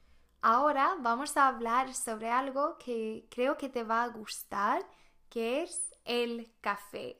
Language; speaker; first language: Spanish; non-native, fluent; Swedish